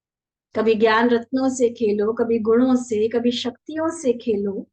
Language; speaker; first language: Hindi; native; Hindi